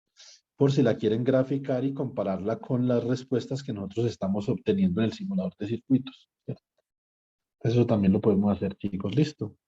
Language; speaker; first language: Spanish; native; Spanish